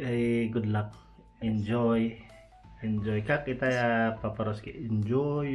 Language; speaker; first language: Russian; non-native, learner; Filipino